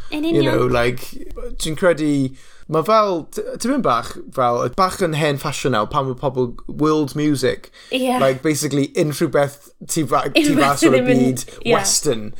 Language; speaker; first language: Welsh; non-native, local second language; English